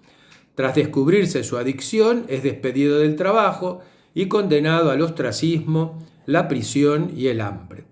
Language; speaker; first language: Spanish; native; Spanish